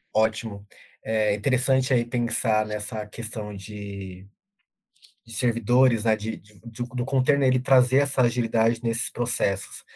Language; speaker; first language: Portuguese; native; Portuguese